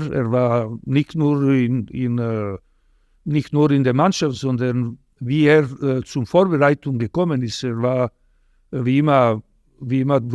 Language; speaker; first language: German; non-native, fluent; Serbian